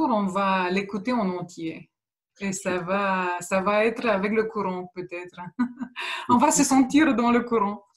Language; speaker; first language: French; non-native, fluent; Romanian